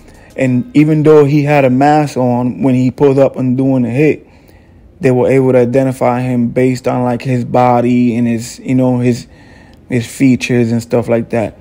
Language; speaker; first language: English; native; English